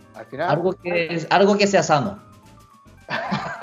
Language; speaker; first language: Spanish; non-native, learner; Japanese